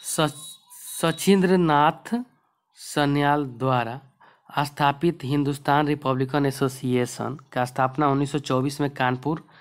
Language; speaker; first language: Hindi; native; Hindi